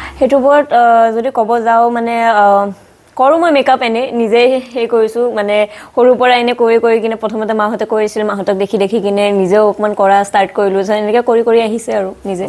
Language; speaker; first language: Assamese; native; Assamese